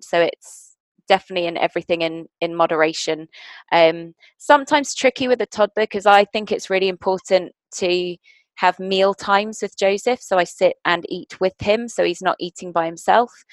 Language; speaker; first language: English; native; English